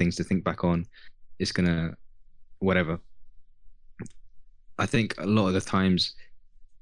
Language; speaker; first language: English; native; English